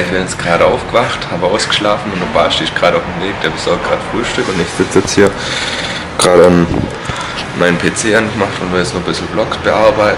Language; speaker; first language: German; native; German